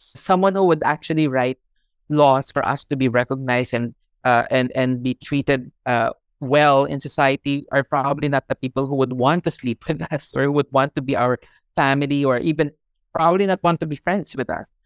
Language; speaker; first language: English; non-native, local second language; Filipino